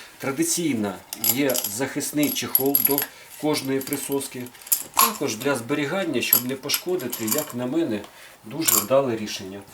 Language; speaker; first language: Ukrainian; non-native, local second language; Russian